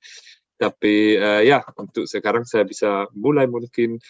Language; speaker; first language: Indonesian; non-native, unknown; German